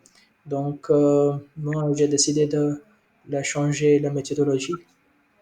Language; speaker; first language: French; non-native, learner; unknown